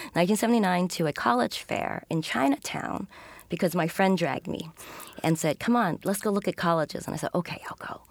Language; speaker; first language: English; native; English